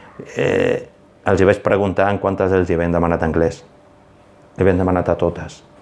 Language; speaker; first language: Catalan; non-native, local second language; Spanish